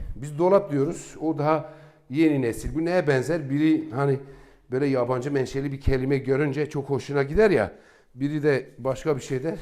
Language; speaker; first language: Turkish; native; Turkish